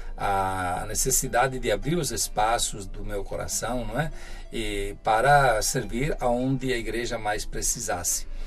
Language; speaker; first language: Portuguese; non-native, fluent; Italian